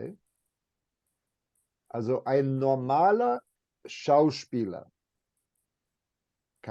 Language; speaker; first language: German; non-native, fluent; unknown